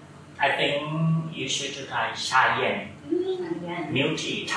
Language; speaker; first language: English; non-native, learner; Thai